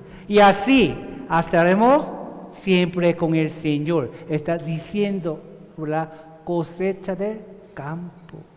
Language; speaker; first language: Spanish; non-native, fluent; Korean